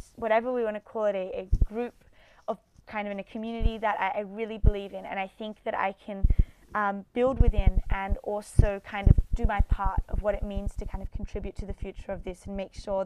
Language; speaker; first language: English; native; English